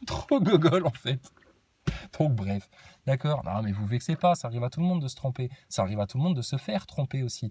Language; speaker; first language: French; native; French